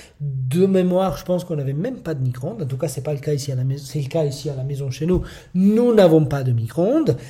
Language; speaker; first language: French; non-native, fluent; Italian